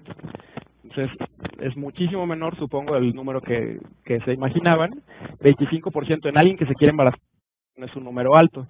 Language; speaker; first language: Spanish; native; Spanish